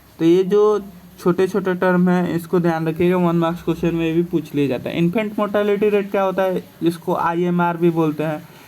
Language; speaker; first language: Hindi; native; Hindi